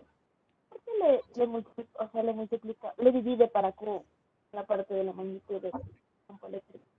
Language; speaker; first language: Spanish; native; Spanish